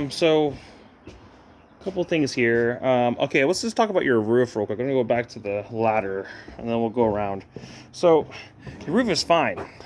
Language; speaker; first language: English; native; English